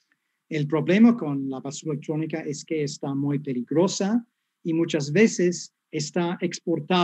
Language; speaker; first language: Spanish; non-native, fluent; English